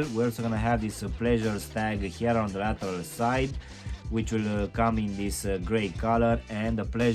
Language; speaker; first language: English; non-native, fluent; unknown